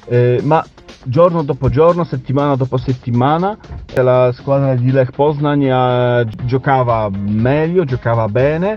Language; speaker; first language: Italian; non-native, learner; Polish